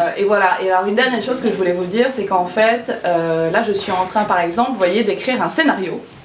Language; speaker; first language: French; early bilingual, other home language; Korean